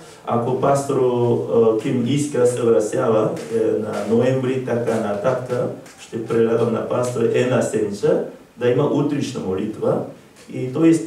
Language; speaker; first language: Bulgarian; non-native, learner; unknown